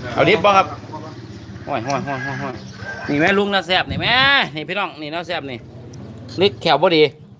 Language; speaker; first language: Thai; native; Thai